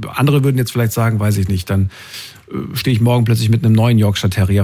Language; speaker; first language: German; native; German